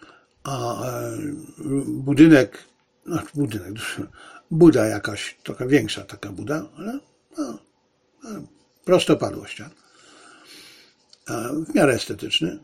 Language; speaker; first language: Polish; native; Polish